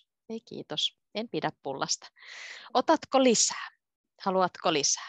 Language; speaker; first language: Finnish; native; Finnish